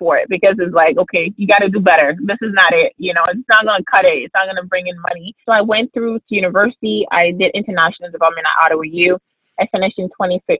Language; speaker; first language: English; early bilingual, other home language; French